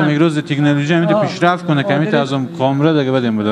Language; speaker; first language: Persian; native; Persian